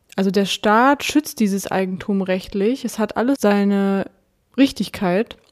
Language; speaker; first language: German; early bilingual, other home language; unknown